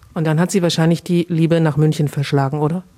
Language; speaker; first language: German; native; German